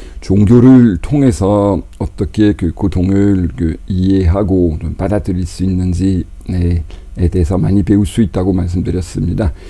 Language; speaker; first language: Korean; non-native, fluent; French